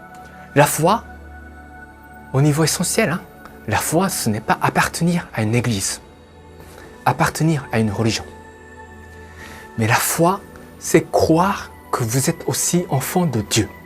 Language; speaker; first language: French; non-native, fluent; Japanese